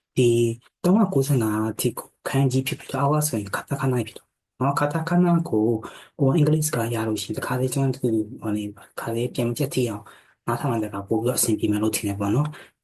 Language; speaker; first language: Burmese; native; Burmese